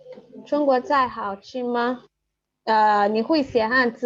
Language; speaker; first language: Chinese; non-native, fluent; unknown